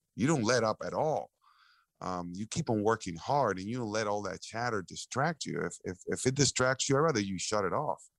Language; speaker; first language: English; early bilingual, other home language; Spanish